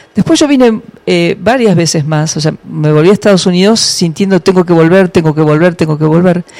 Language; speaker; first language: Spanish; early bilingual, other home language; English